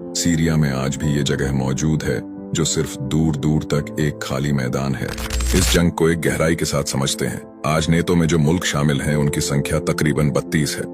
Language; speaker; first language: Hindi; native; Hindi